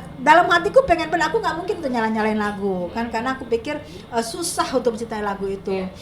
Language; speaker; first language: Indonesian; native; Indonesian